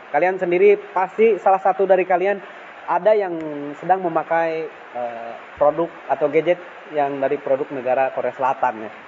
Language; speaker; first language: Indonesian; non-native, local second language; Sundanese